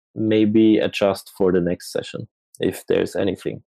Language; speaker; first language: English; non-native, fluent; German